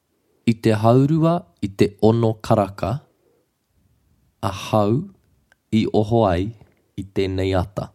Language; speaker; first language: Māori; non-native, local second language; English